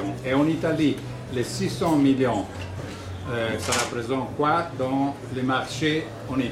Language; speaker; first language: French; non-native, fluent; Italian